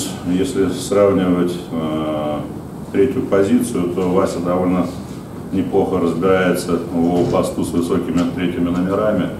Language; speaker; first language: Russian; native; Russian